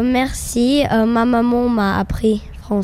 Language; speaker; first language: French; non-native, learner; Slovak